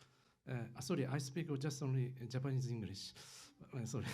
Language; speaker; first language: English; non-native, learner; Japanese